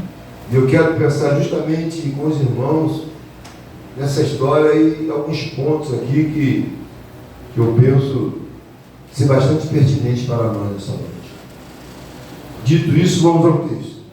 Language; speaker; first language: Portuguese; native; Portuguese